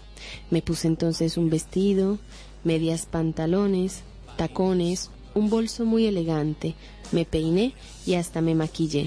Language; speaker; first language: Spanish; native; Spanish